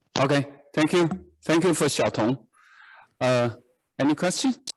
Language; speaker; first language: English; non-native, learner; Chinese